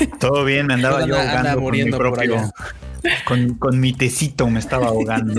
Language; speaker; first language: Spanish; native; Spanish